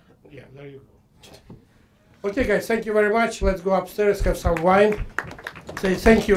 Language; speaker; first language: English; non-native, fluent; Russian